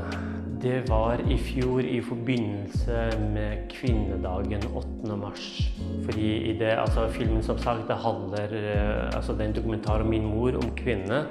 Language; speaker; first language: Norwegian; non-native, fluent; Kurdish